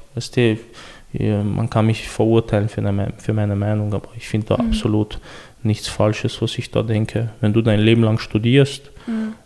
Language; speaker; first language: German; early bilingual, other home language; Chechen